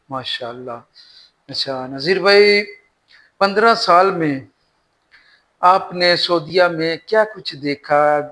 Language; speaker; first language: Urdu; non-native, local second language; Punjabi